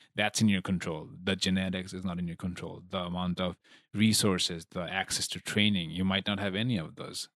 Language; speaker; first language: English; non-native, local second language; Bangla